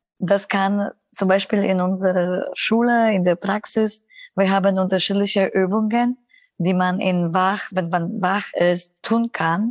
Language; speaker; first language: German; non-native, fluent; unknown